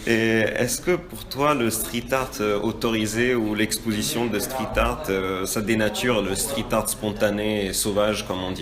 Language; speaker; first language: French; native; French